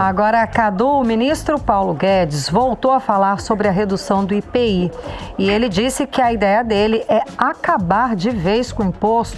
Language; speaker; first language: Portuguese; native; Portuguese